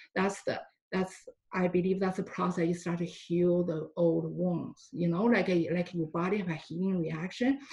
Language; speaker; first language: English; non-native, fluent; Chinese